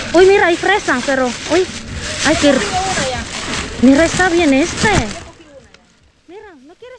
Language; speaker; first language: Spanish; non-native, learner; Filipino